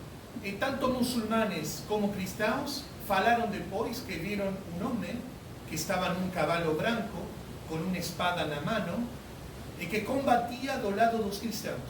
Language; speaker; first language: Spanish; non-native, learner; Portuguese